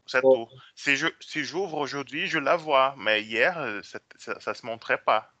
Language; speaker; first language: French; non-native, fluent; Portuguese